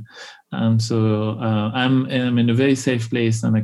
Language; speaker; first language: English; non-native, fluent; French